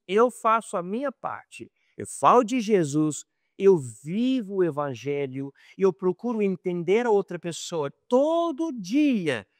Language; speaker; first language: Portuguese; non-native, fluent; English